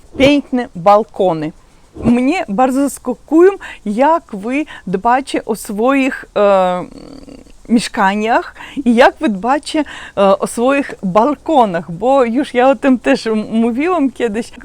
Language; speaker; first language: Polish; non-native, learner; Russian